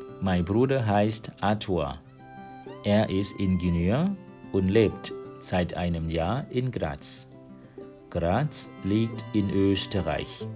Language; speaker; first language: German; non-native, fluent; Thai